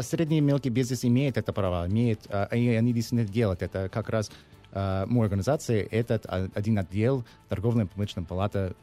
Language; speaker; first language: Russian; non-native, learner; English